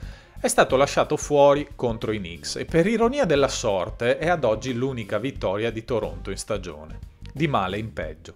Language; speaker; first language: Italian; native; Italian